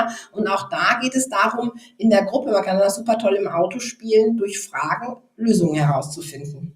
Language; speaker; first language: German; native; German